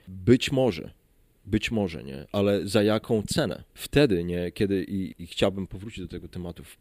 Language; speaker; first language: Polish; early bilingual, heritage; Polish